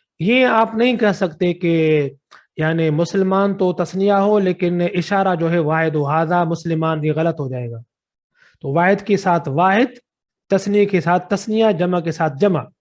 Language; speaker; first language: Urdu; non-native, local second language; Sindhi